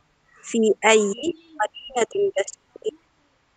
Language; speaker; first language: Arabic; non-native, learner; Indonesian